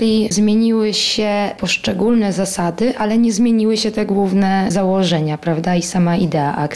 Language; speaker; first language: Polish; native; Polish